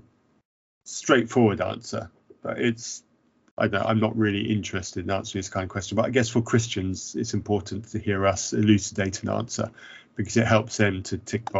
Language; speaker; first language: English; native; English